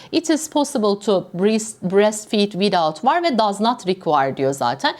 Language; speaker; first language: English; non-native, fluent; Turkish